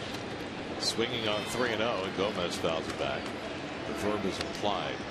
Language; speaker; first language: English; native; English